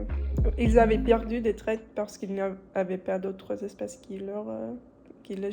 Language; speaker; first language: French; non-native, fluent; English